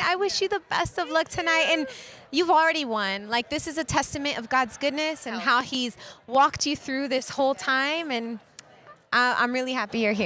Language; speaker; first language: English; native; English